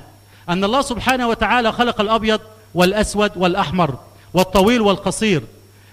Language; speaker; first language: Arabic; native; Arabic